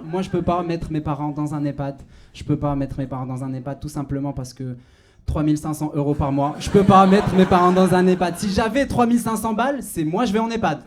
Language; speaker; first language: French; non-native, local second language; Arabic